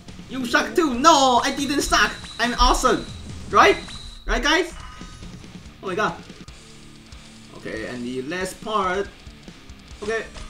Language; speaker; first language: English; non-native, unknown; Chinese